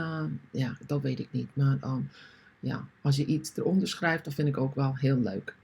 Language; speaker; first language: Dutch; non-native, learner; English